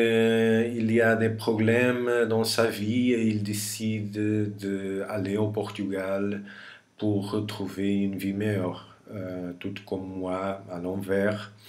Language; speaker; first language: French; non-native, fluent; Portuguese